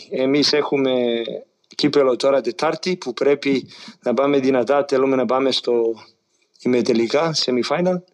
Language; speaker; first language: Greek; non-native, fluent; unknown